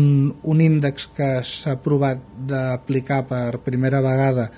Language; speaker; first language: Catalan; native; Catalan